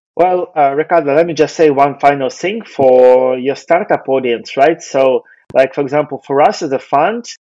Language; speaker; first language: English; non-native, fluent; Russian